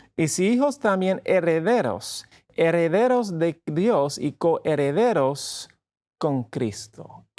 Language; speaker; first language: Spanish; non-native, fluent; English